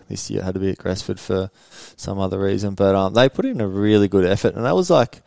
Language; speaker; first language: English; early bilingual, other home language; Swedish